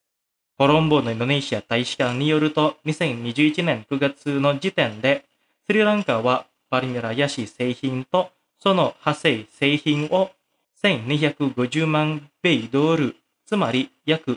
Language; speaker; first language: Japanese; non-native, fluent; Indonesian